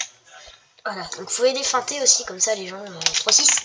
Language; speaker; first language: French; native; French